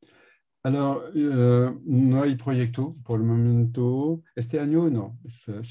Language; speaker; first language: Spanish; non-native, learner; French